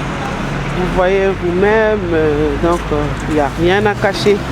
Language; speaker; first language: French; non-native, local second language; Lingala